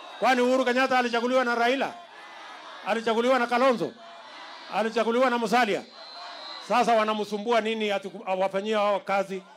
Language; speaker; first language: Swahili; non-native, local second language; Kalenjin